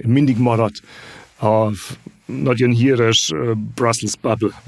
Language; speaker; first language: Hungarian; non-native, fluent; German